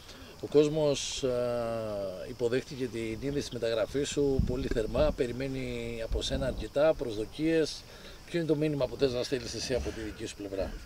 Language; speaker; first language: Greek; native; Greek